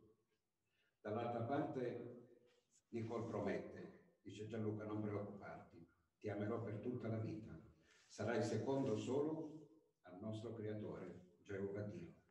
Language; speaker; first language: Italian; native; Italian